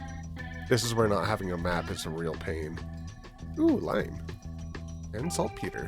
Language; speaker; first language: English; native; English